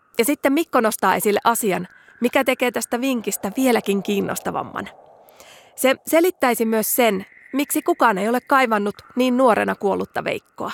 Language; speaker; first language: Finnish; native; Finnish